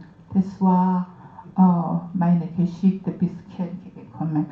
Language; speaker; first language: German; non-native, learner; Korean